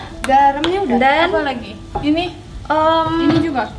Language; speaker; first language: Indonesian; non-native, learner; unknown